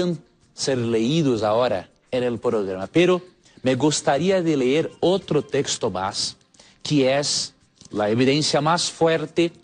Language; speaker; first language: Spanish; non-native, fluent; Portuguese